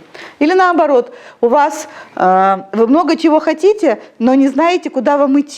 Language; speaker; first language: Russian; native; Russian